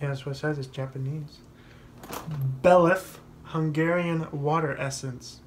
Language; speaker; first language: English; native; English